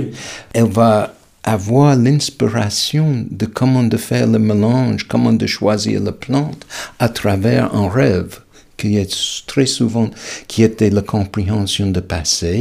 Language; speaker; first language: French; non-native, fluent; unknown